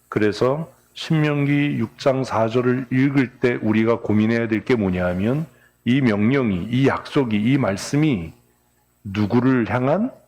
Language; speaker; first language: Korean; native; Korean